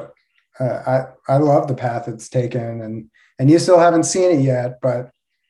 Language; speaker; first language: English; native; English